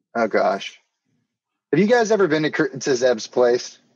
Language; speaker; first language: English; native; English